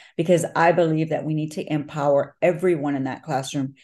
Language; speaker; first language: English; native; English